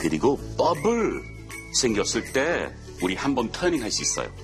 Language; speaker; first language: Korean; non-native, fluent; English